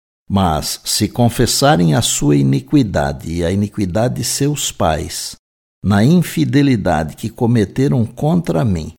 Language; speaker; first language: Portuguese; native; Portuguese